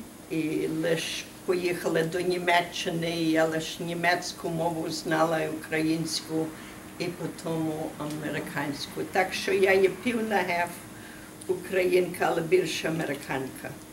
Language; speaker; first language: Ukrainian; early bilingual, heritage; Ukrainian